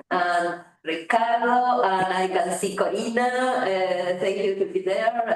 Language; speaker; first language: English; non-native, fluent; Spanish